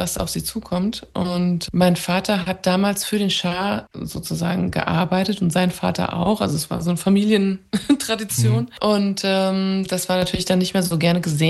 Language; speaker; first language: German; native; German